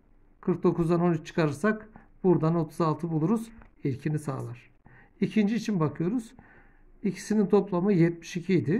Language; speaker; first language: Turkish; native; Turkish